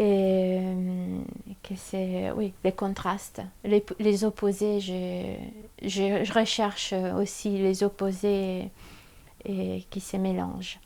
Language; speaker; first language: French; non-native, fluent; Italian